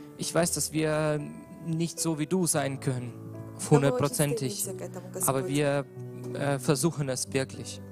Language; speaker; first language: German; non-native, learner; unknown